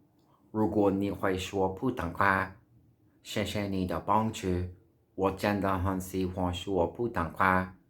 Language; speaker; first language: Chinese; non-native, learner; English